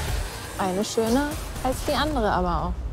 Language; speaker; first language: German; native; German